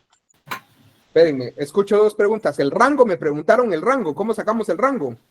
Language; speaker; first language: Spanish; native; Spanish